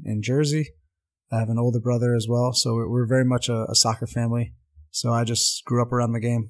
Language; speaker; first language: English; non-native, local second language; Armenian